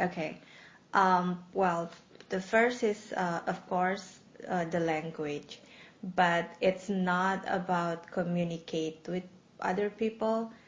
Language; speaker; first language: English; non-native, fluent; Indonesian